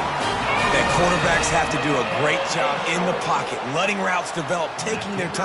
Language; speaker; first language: English; native; English